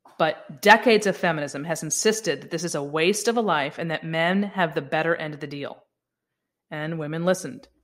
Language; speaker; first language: English; native; English